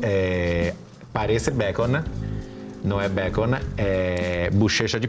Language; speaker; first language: Portuguese; non-native, fluent; Italian